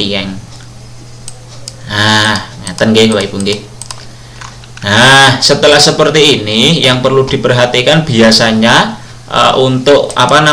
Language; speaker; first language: Indonesian; non-native, local second language; Javanese